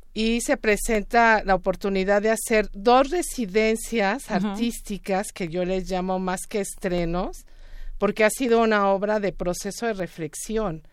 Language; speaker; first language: Spanish; native; Spanish